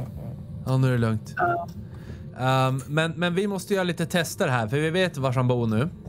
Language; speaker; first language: Swedish; native; Swedish